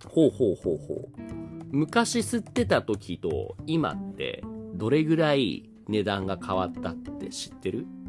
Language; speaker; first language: Japanese; native; Japanese